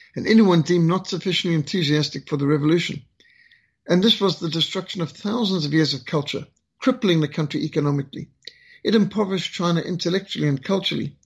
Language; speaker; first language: English; native; English